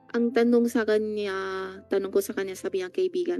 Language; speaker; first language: Filipino; non-native, learner; Chinese